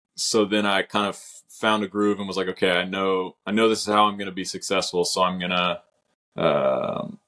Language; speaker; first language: English; native; English